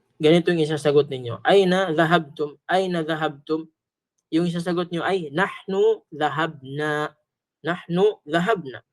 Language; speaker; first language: Filipino; native; Filipino